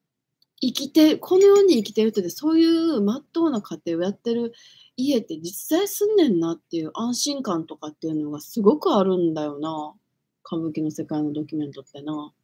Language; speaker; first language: Japanese; native; Japanese